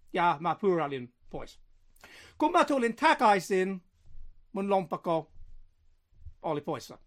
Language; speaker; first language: Finnish; non-native, learner; English